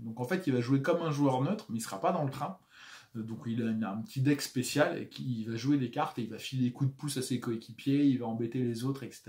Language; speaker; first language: French; native; French